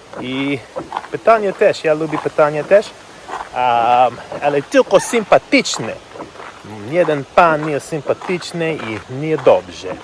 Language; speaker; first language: Polish; non-native, learner; English